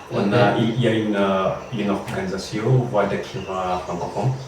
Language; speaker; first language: French; non-native, learner; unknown